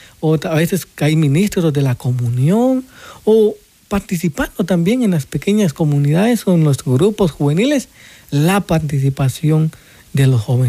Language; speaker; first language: Spanish; native; Spanish